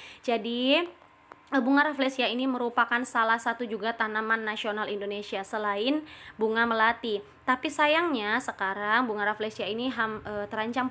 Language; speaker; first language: Indonesian; native; Indonesian